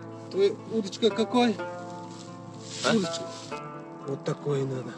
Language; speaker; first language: Russian; non-native, learner; Uzbek